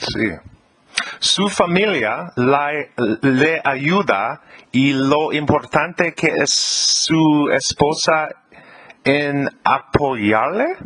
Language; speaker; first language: Spanish; non-native, learner; English